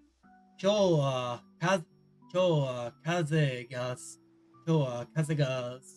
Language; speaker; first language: Japanese; non-native, learner; English